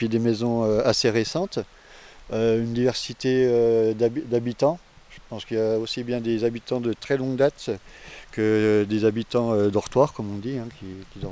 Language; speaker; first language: French; native; French